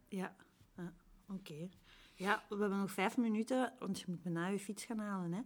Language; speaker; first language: Dutch; native; Dutch